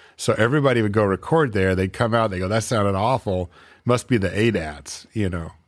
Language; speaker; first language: English; native; English